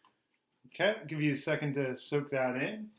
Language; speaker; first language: English; native; English